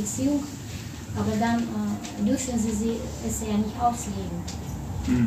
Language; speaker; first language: German; non-native, fluent; Russian